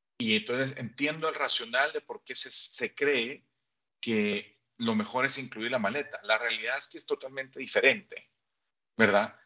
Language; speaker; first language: Spanish; native; Spanish